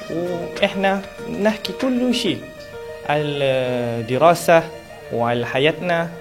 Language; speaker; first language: Arabic; non-native, fluent; Malay